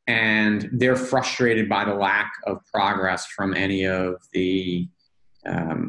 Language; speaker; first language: English; native; English